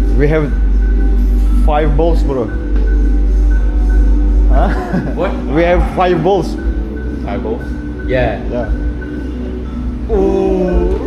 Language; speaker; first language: English; non-native, learner; Turkish